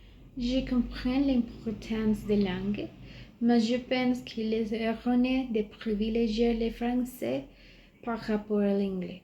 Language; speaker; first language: French; non-native, learner; Spanish